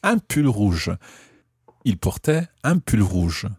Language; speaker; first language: French; non-native, fluent; English